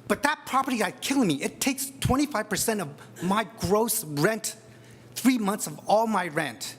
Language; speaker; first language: English; native; English